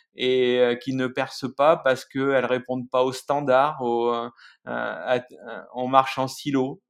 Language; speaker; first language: French; native; French